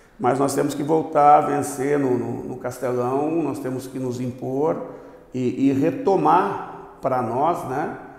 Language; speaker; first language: Portuguese; native; Portuguese